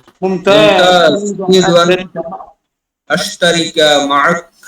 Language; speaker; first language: Arabic; non-native, learner; Bangla